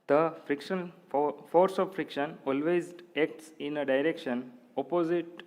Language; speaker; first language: English; non-native, local second language; Gujarati